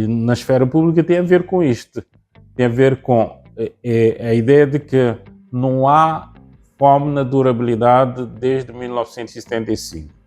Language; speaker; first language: Portuguese; non-native, local second language; Kabuverdianu